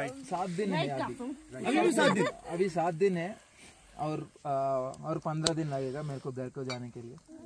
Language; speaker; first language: Hindi; non-native, local second language; Telugu